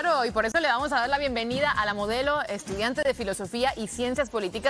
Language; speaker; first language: Spanish; native; Spanish